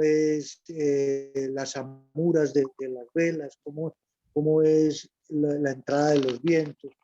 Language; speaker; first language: Spanish; native; Spanish